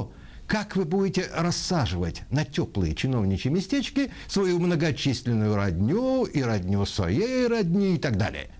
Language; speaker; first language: Russian; native; Russian